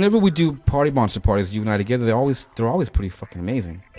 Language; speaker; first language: English; native; English